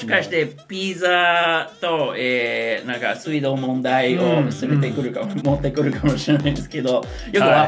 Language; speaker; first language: Japanese; non-native, fluent; English